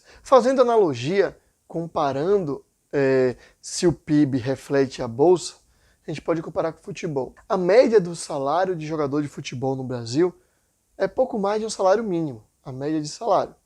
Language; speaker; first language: Portuguese; native; Portuguese